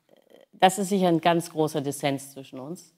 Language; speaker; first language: German; native; German